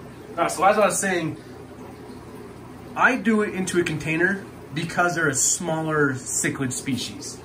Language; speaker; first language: English; native; English